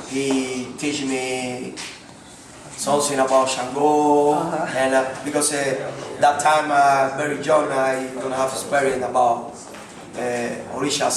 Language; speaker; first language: English; non-native, learner; Spanish